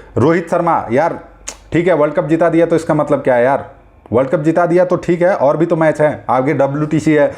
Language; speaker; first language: Hindi; native; Hindi